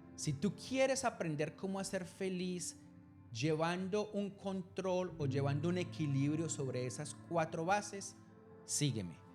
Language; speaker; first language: Spanish; native; Spanish